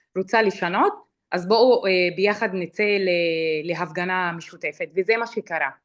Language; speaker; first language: Hebrew; non-native, local second language; Arabic